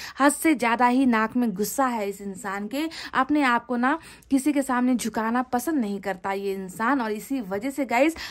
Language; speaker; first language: Hindi; native; Hindi